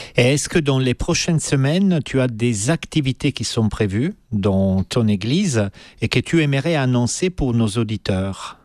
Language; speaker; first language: French; native; French